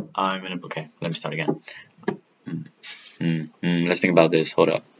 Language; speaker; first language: English; non-native, fluent; Italian